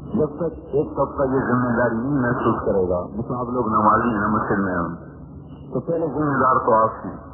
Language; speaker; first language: Urdu; non-native, local second language; Punjabi